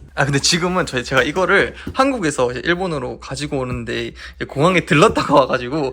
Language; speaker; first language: Korean; native; Korean